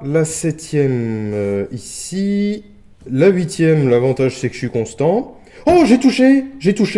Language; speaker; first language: French; native; French